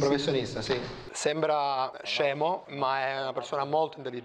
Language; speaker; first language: Italian; native; Italian